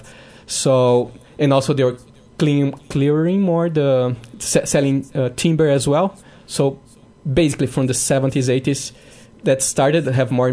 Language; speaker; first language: English; non-native, fluent; Portuguese